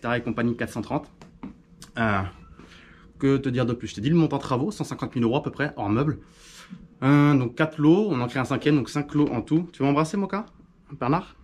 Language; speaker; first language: French; native; French